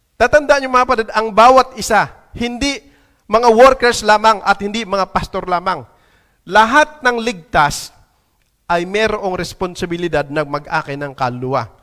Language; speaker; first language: Filipino; native; Filipino